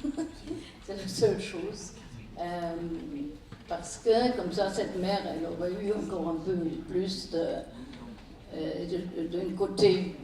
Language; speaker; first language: French; non-native, fluent; German